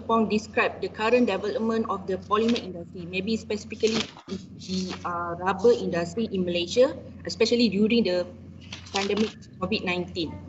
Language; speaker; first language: English; non-native, local second language; Malay